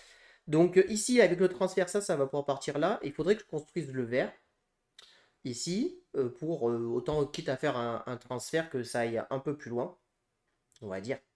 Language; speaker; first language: French; native; French